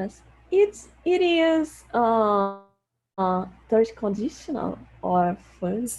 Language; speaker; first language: English; non-native, learner; Portuguese